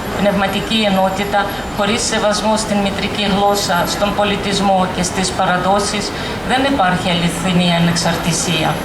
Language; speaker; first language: Greek; non-native, fluent; Ukrainian